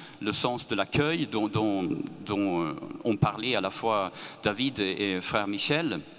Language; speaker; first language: French; non-native, fluent; Swedish